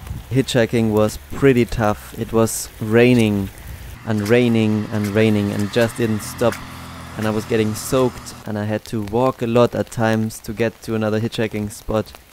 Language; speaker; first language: English; non-native, fluent; German